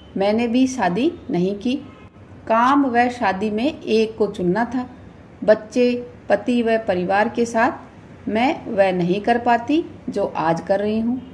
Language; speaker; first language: Hindi; native; Hindi